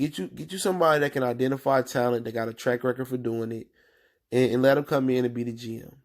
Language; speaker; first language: English; native; English